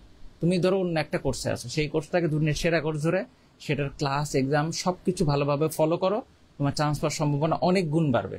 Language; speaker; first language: Bangla; native; Bangla